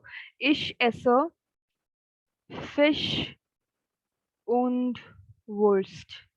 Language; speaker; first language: German; non-native, fluent; Hindi